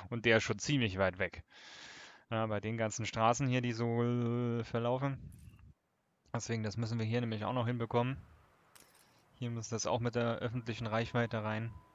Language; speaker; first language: German; native; German